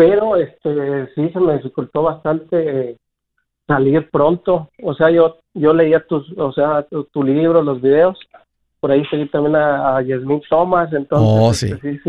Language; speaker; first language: Spanish; native; Spanish